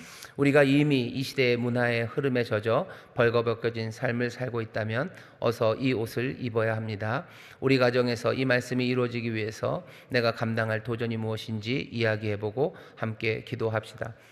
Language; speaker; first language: Korean; native; Korean